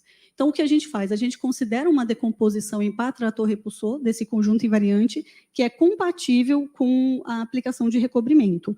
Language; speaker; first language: Portuguese; native; Portuguese